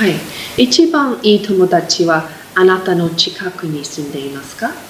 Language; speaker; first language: Japanese; non-native, fluent; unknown